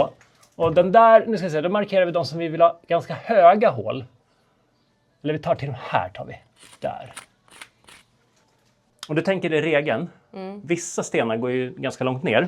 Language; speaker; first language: Swedish; native; Swedish